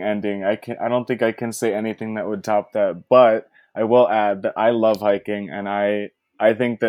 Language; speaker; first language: English; native; English